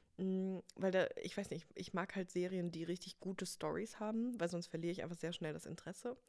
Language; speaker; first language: German; early bilingual, other home language; English